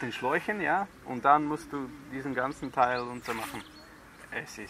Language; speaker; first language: German; non-native, fluent; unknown